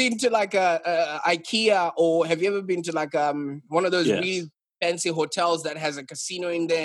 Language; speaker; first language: English; non-native, local second language; Shona